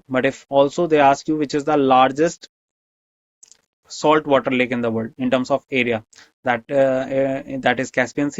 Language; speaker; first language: English; non-native, local second language; Hindi